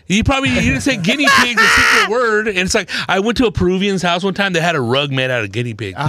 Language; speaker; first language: English; early bilingual, other home language; Spanish